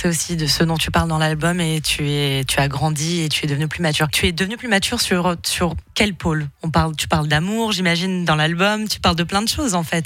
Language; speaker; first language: French; native; French